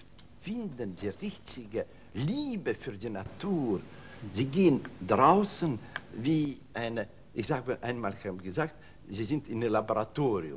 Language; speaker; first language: German; non-native, learner; Russian